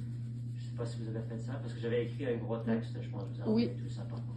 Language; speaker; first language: French; native; French